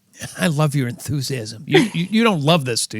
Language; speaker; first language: English; native; English